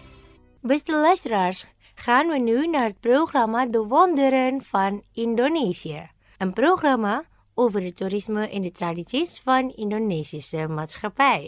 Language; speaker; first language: Dutch; non-native, fluent; Indonesian